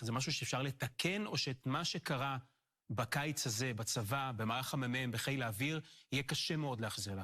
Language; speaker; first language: Hebrew; native; Hebrew